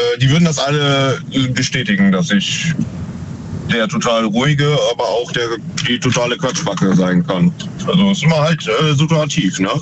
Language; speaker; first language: German; native; German